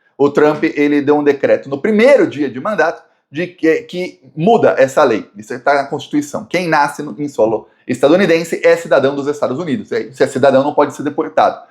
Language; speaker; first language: Portuguese; native; Portuguese